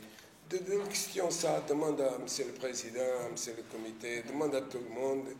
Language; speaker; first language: French; non-native, fluent; Portuguese